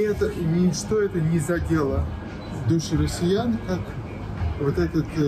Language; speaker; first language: Russian; native; Russian